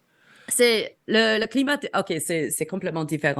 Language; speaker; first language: French; non-native, fluent; English